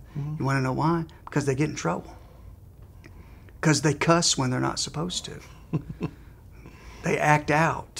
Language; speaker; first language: English; native; English